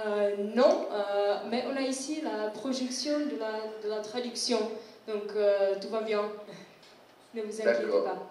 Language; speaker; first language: French; non-native, fluent; Czech